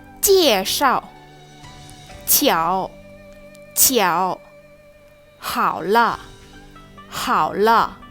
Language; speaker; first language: Chinese; non-native, fluent; Thai